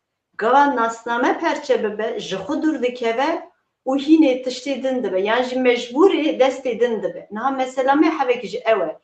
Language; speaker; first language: Kurdish; native; Kurdish